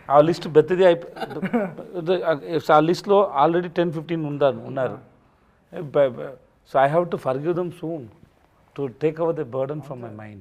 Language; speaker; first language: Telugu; non-native, learner; Tamil